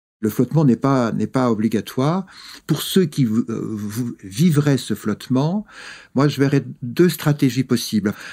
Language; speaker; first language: French; native; French